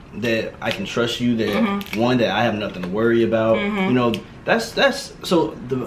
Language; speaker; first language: English; native; English